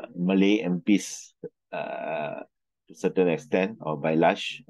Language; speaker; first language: English; non-native, local second language; Malay